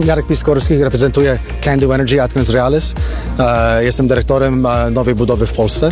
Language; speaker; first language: Polish; early bilingual, heritage; Polish